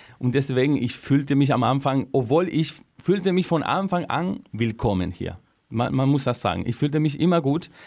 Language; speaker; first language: German; non-native, fluent; Spanish